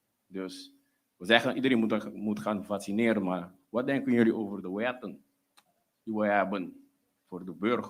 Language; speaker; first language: Dutch; non-native, local second language; Papiamento